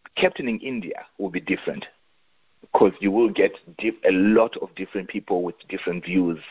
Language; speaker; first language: English; non-native, local second language; Shona